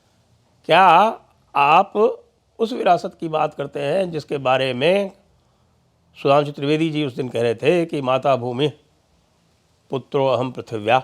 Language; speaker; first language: Hindi; native; Hindi